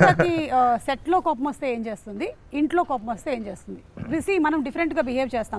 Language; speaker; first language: Telugu; native; Telugu